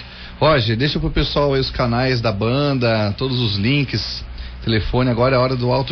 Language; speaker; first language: Portuguese; native; Portuguese